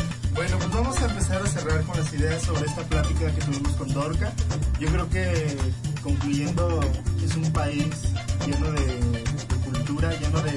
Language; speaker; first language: Spanish; native; Spanish